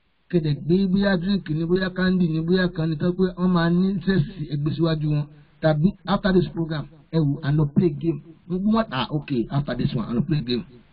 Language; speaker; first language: English; non-native, local second language; Yoruba